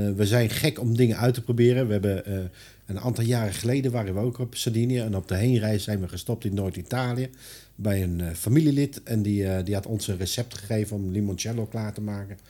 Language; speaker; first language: Dutch; non-native, fluent; Italian